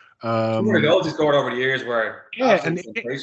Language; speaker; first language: English; native; English